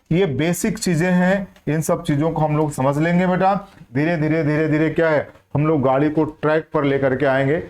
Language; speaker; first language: Hindi; native; Hindi